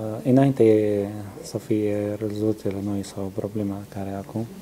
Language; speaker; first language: Romanian; non-native, learner; Arabic